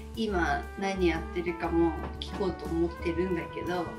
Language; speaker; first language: Japanese; native; Japanese